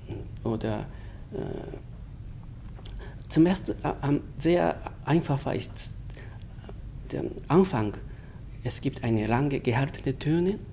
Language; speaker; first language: German; non-native, learner; Japanese